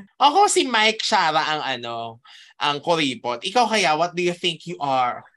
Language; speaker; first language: Filipino; native; Filipino